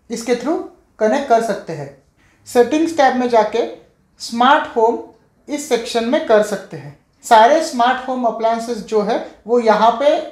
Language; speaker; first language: Hindi; non-native, local second language; Marathi